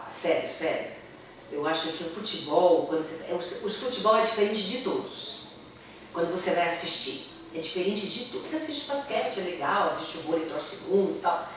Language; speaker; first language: Portuguese; native; Portuguese